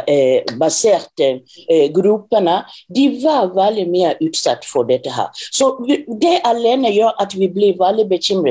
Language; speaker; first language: Norwegian; non-native, fluent; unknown